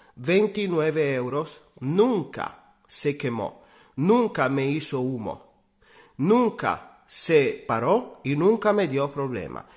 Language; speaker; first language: Spanish; non-native, fluent; Italian